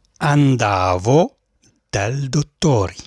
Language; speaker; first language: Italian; non-native, fluent; Arabic